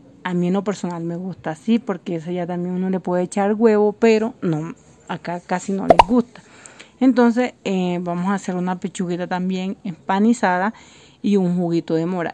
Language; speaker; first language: Spanish; native; Spanish